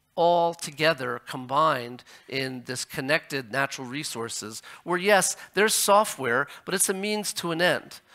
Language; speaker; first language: English; native; English